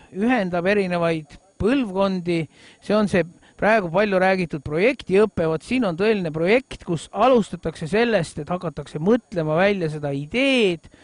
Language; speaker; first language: Estonian; native; Estonian